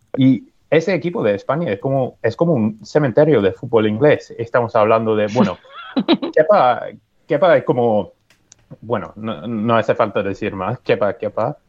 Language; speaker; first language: Spanish; non-native, fluent; English